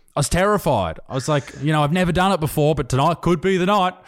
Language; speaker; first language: English; native; English